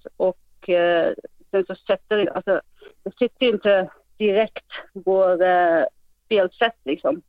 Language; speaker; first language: Swedish; non-native, fluent; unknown